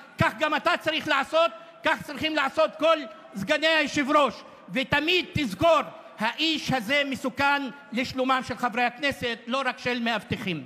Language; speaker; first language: Hebrew; non-native, local second language; Arabic